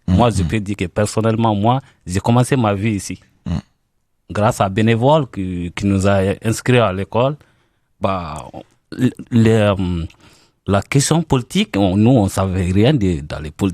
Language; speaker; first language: French; non-native, learner; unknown